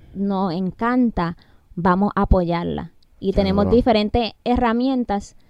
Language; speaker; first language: Spanish; early bilingual, heritage; Spanish